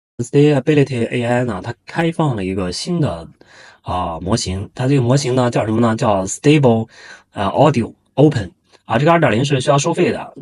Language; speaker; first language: Chinese; native; Chinese